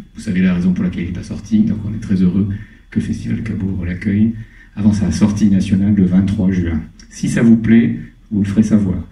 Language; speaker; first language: French; native; French